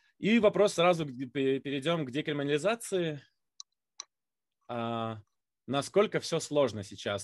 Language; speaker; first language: Russian; native; Russian